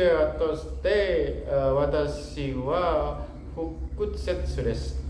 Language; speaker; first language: Japanese; non-native, learner; Indonesian